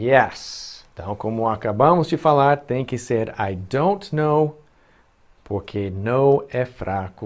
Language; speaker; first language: Portuguese; non-native, fluent; English